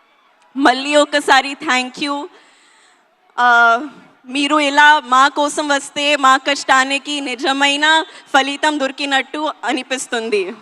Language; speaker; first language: Telugu; non-native, learner; Hindi